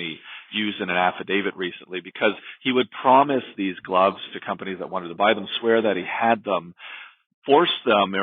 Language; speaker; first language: English; native; English